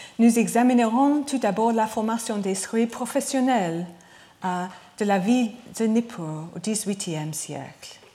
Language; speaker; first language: French; non-native, learner; English